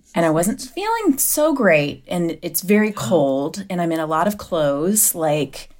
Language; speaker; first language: English; native; English